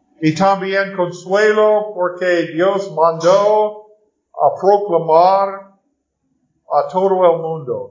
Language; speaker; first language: Spanish; non-native, learner; English